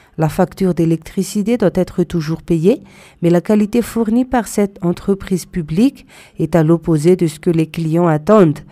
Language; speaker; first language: French; non-native, local second language; Malagasy